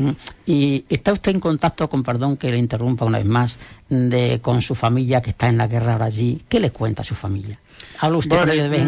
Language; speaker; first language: Spanish; native; Spanish